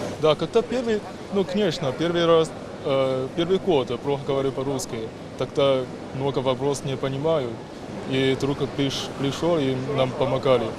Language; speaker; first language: Russian; non-native, learner; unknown